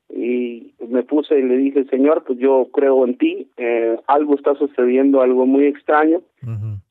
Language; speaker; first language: Spanish; native; Spanish